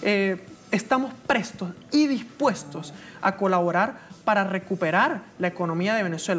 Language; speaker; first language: Spanish; native; Spanish